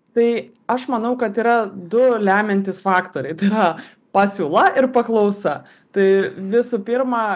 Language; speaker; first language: Lithuanian; native; Lithuanian